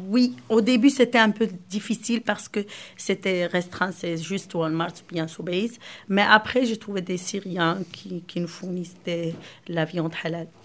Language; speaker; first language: French; non-native, local second language; Arabic